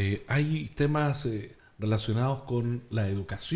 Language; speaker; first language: Spanish; native; Spanish